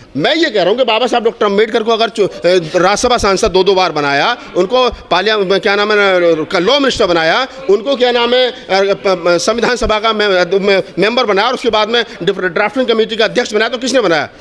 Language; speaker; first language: Hindi; native; Hindi